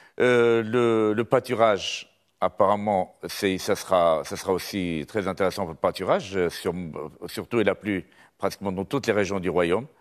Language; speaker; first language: French; non-native, local second language; Arabic